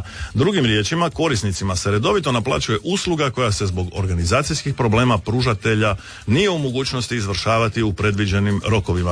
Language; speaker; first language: Serbian; native; Serbian